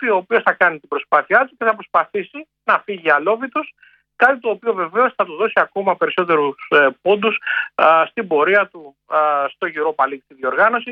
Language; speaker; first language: Greek; native; Greek